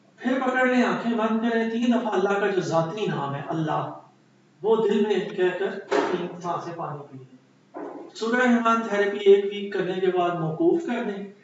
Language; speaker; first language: Urdu; non-native, local second language; Punjabi